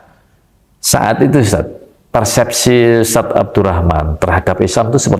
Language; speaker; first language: Malay; native; Malay